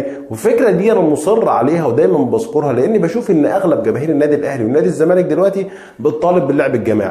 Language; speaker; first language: Arabic; native; Arabic